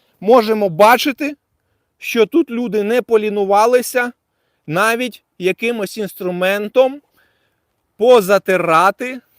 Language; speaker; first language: Ukrainian; non-native, local second language; Russian